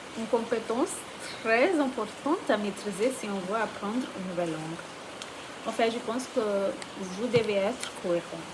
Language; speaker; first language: French; non-native, fluent; Yoruba